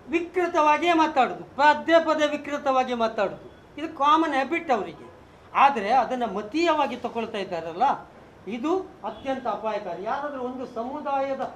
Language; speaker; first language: Kannada; native; Kannada